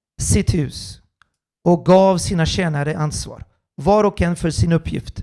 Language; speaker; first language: Swedish; non-native, fluent; Portuguese